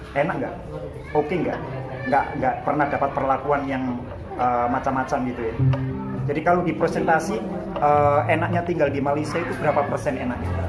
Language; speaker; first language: Indonesian; native; Indonesian